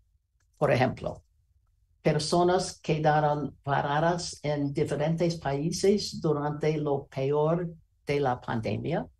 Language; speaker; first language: Spanish; non-native, learner; English